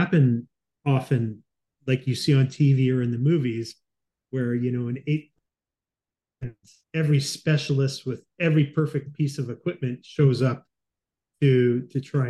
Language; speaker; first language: English; native; English